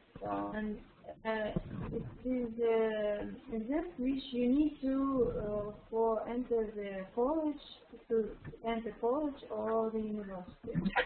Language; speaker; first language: English; non-native, learner; Russian